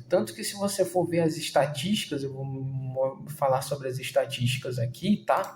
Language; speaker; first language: Portuguese; native; Portuguese